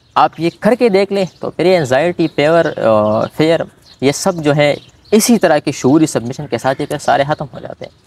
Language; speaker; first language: Urdu; non-native, local second language; Pashto